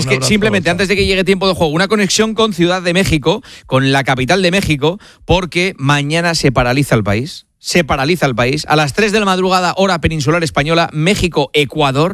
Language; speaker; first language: Spanish; native; Spanish